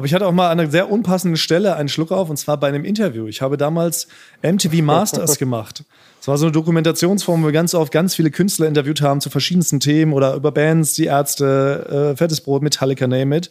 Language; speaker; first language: German; native; German